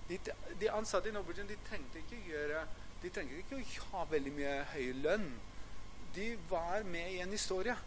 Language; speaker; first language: Norwegian; non-native, fluent; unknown